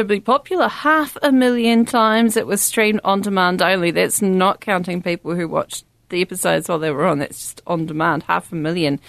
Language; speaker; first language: English; native; English